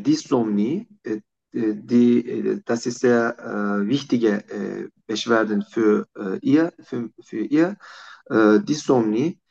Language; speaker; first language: German; non-native, fluent; Turkish